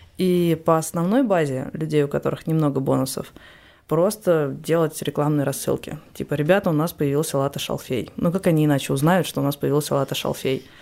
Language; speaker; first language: Russian; native; Russian